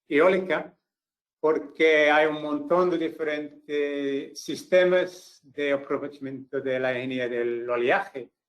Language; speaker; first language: Spanish; non-native, fluent; English